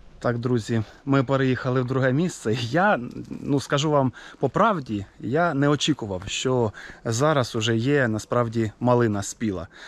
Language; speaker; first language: Ukrainian; native; Ukrainian